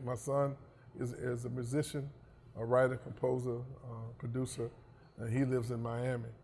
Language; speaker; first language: English; native; English